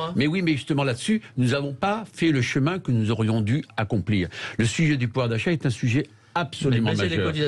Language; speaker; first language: French; native; French